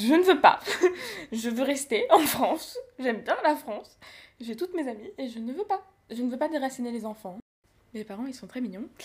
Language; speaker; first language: French; native; French